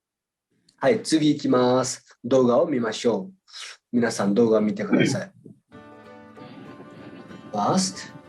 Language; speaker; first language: Japanese; non-native, fluent; Nepali